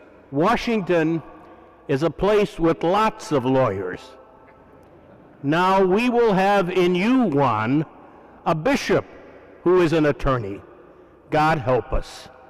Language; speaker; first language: English; native; English